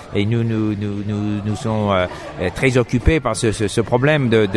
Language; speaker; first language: French; non-native, fluent; English